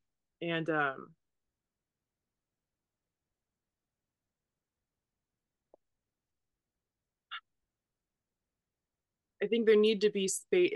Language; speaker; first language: English; native; English